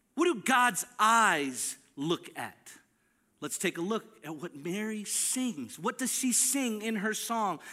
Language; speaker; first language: English; early bilingual, other home language; Filipino